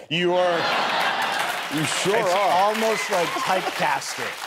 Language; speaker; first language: English; native; English